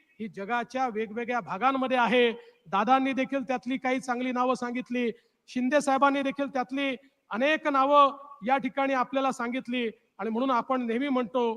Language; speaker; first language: Marathi; native; Marathi